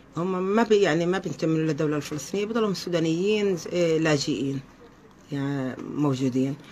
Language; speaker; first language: Arabic; native; Arabic